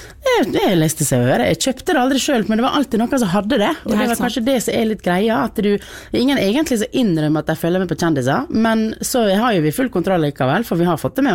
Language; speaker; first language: Norwegian; native; Norwegian